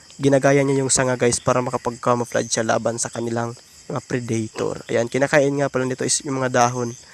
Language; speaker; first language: Filipino; native; Filipino